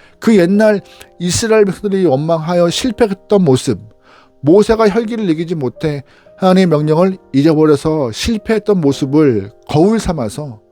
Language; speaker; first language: Korean; native; Korean